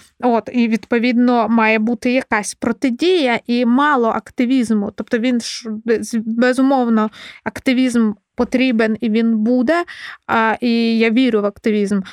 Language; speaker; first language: Ukrainian; non-native, local second language; Russian